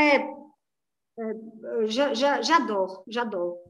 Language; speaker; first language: French; non-native, learner; Portuguese